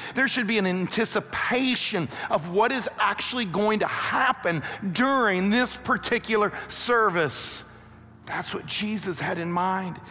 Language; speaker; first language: English; native; English